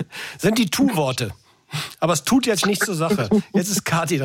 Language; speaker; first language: German; native; German